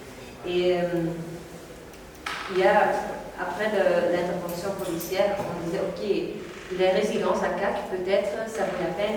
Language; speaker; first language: French; non-native, local second language; Dutch